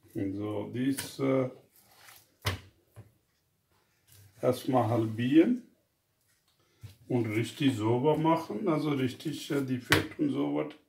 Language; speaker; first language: German; non-native, learner; Urdu